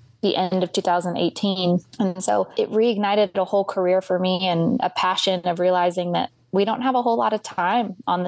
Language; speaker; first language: English; native; English